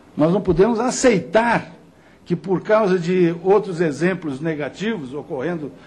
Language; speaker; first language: Portuguese; native; Portuguese